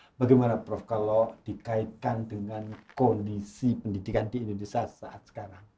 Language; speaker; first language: Indonesian; native; Indonesian